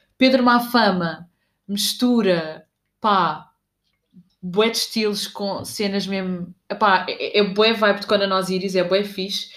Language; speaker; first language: Portuguese; native; Portuguese